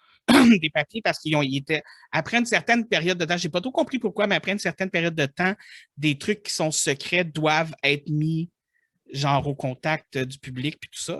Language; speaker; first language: French; native; French